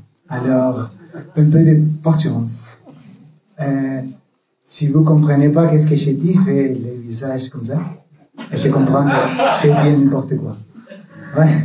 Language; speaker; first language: French; non-native, learner; Spanish